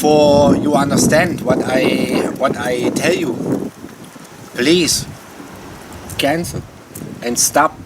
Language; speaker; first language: English; non-native, learner; German